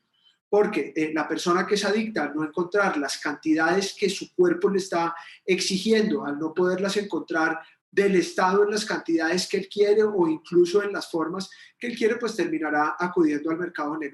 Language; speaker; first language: Spanish; native; Spanish